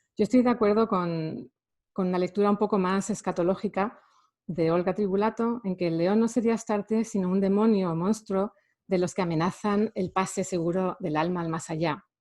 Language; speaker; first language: Spanish; native; Spanish